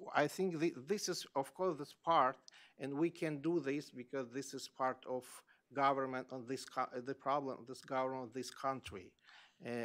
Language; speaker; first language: English; non-native, learner; Russian